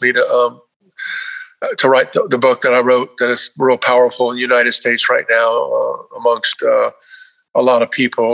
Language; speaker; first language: English; native; English